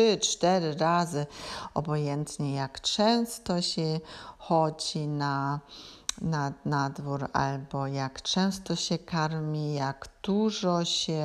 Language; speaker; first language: Polish; non-native, learner; German